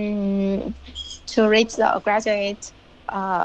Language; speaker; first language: English; non-native, learner; Chinese